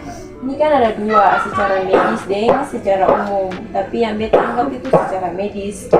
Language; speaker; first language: Indonesian; non-native, local second language; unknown